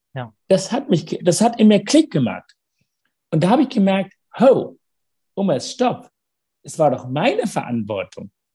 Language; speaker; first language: German; early bilingual, other home language; Tamil